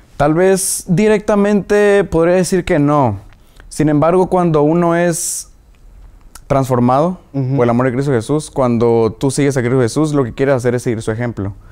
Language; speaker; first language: Spanish; native; Spanish